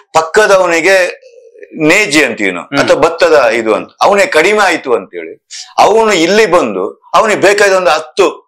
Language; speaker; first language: Kannada; non-native, local second language; Tulu